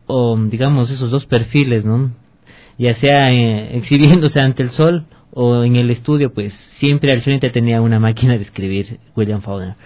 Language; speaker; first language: Spanish; native; Spanish